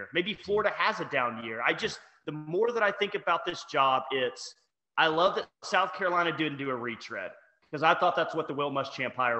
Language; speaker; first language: English; native; English